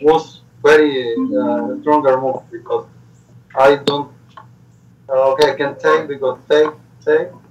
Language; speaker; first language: English; non-native, learner; Spanish